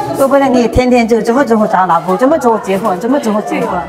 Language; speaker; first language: Chinese; native; Chinese